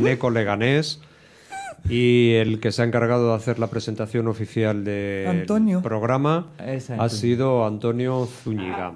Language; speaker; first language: Spanish; native; Spanish